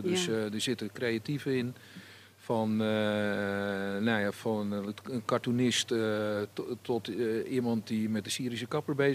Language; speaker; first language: Dutch; native; Dutch